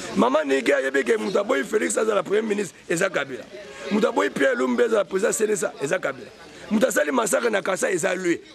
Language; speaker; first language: Lingala; native; Lingala